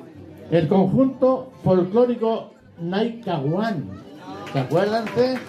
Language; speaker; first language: Spanish; native; Spanish